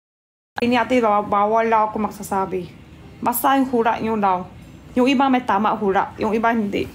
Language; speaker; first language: Filipino; non-native, learner; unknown